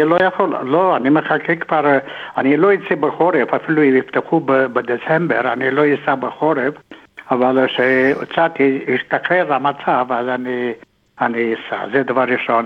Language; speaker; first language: Hebrew; non-native, fluent; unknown